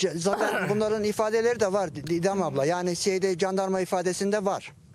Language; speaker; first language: Turkish; native; Turkish